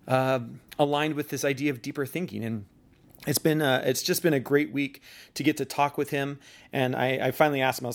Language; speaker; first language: English; native; English